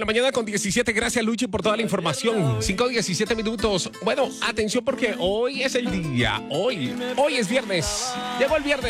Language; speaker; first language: Spanish; native; Spanish